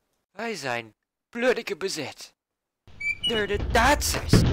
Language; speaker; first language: Dutch; non-native, learner; English